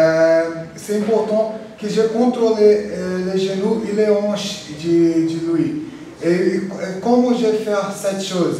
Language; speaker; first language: French; non-native, learner; Portuguese